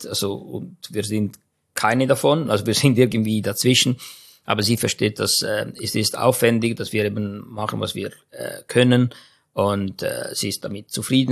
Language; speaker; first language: German; non-native, fluent; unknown